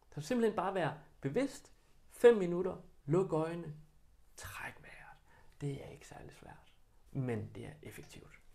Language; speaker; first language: Danish; early bilingual, other home language; Bosnian